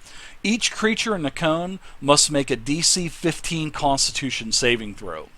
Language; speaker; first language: English; native; English